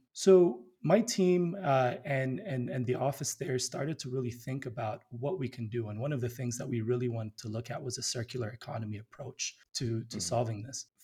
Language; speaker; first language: English; early bilingual, other home language; Amharic